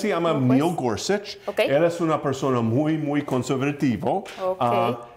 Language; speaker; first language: Spanish; early bilingual, heritage; English